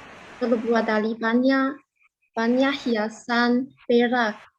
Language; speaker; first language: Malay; non-native, fluent; Chinese